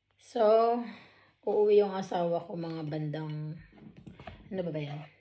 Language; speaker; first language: Filipino; non-native, local second language; Waray